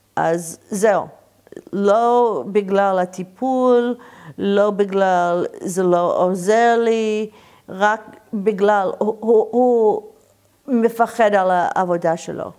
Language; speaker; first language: Hebrew; non-native, learner; English